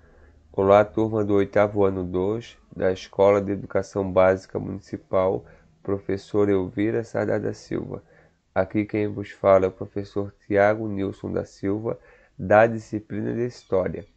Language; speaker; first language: Portuguese; native; Portuguese